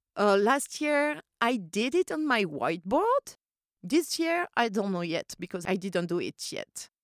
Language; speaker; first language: English; non-native, fluent; French